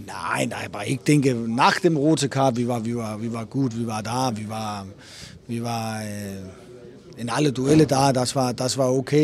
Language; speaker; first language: German; non-native, fluent; Danish